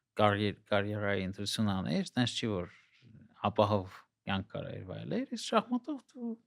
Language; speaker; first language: Armenian; non-native, local second language; Russian